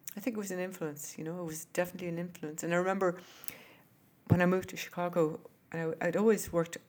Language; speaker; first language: English; native; English